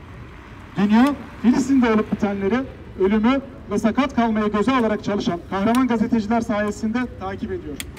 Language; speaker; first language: Turkish; native; Turkish